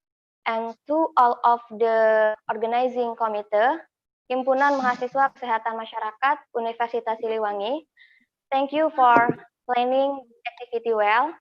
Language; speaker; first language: English; non-native, fluent; Indonesian